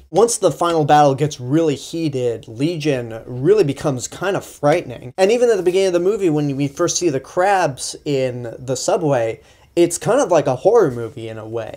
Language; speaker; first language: English; native; English